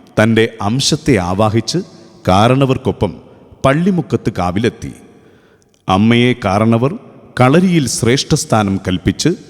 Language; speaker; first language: Malayalam; native; Malayalam